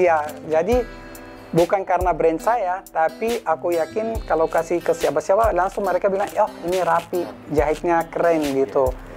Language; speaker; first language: Indonesian; non-native, fluent; Arabic